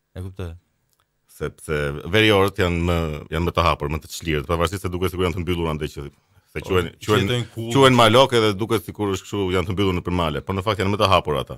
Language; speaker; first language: Albanian; native; Albanian